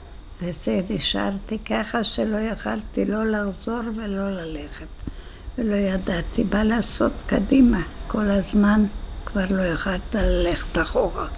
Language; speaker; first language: Hebrew; non-native, fluent; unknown